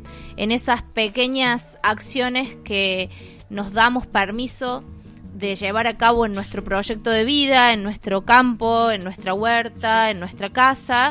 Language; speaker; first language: Spanish; native; Spanish